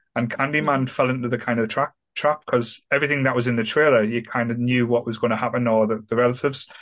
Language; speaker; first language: English; native; English